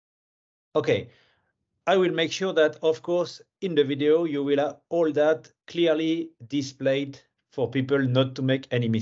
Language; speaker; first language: English; non-native, fluent; French